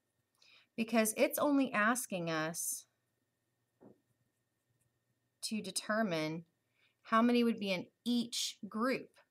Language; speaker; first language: English; native; English